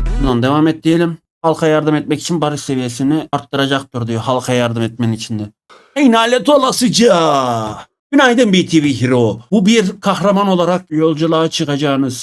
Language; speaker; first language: Turkish; native; Turkish